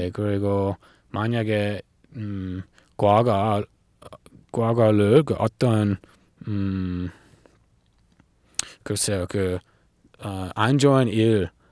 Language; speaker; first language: Korean; non-native, learner; English